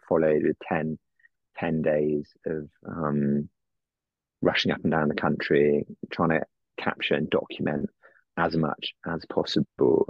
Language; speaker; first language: English; native; English